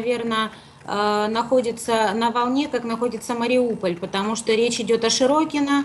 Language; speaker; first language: Russian; native; Russian